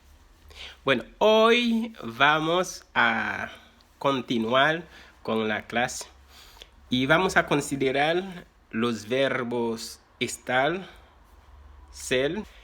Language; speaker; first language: Spanish; non-native, fluent; Haitian Creole